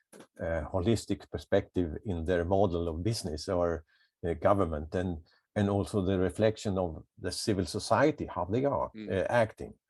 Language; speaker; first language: English; non-native, fluent; Swedish